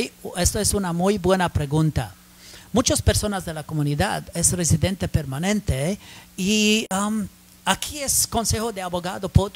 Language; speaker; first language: Spanish; non-native, learner; English